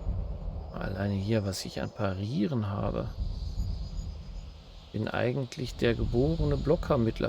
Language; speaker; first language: German; native; German